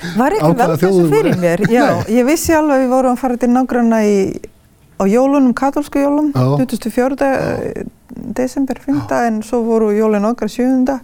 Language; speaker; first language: Icelandic; non-native, fluent; Serbian